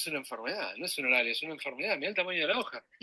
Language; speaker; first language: Spanish; native; Spanish